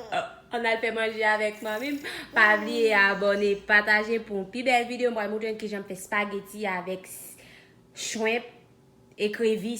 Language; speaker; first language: French; non-native, learner; Haitian Creole